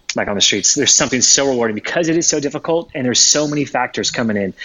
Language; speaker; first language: English; native; English